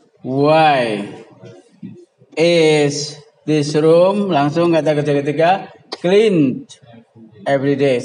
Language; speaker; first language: English; non-native, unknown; Indonesian